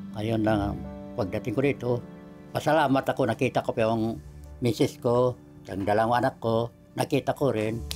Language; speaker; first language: Filipino; non-native, local second language; Waray